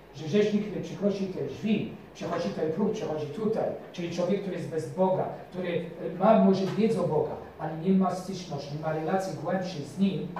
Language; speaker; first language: Polish; non-native, fluent; French